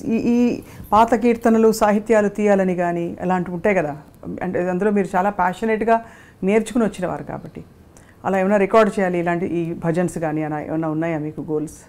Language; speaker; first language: Telugu; native; Telugu